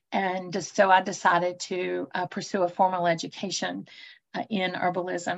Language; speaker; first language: English; native; English